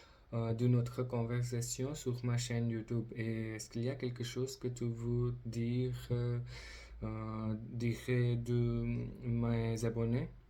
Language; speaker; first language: French; non-native, learner; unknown